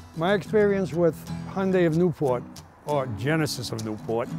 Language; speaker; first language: English; native; English